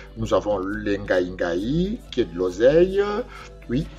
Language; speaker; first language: French; non-native, local second language; Lingala